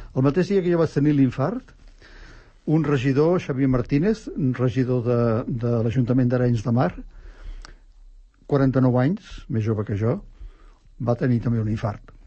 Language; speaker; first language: Catalan; native; Catalan